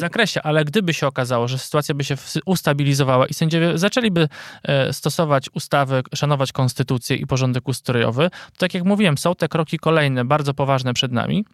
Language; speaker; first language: Polish; native; Polish